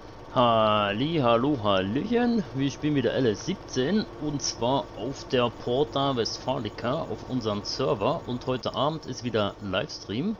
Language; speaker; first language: German; native; German